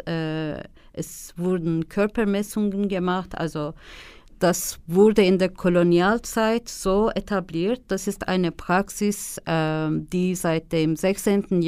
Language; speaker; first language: German; non-native, fluent; Turkish